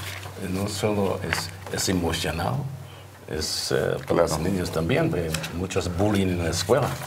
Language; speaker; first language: Spanish; non-native, learner; English